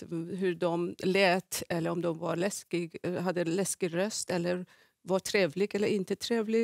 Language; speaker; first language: Swedish; non-native, fluent; Persian